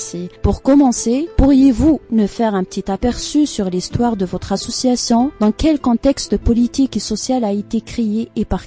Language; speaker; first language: French; non-native, local second language; Arabic